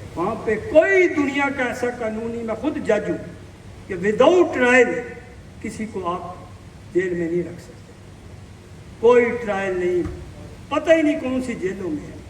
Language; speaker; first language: Urdu; non-native, local second language; Punjabi